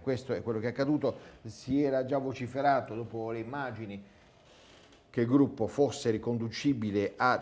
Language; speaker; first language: Italian; native; Italian